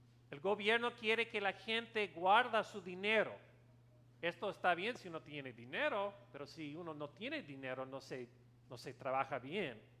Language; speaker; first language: Spanish; non-native, learner; English